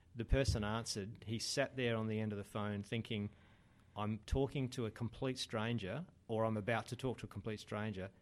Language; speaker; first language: English; native; English